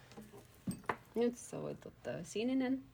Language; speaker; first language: Finnish; non-native, learner; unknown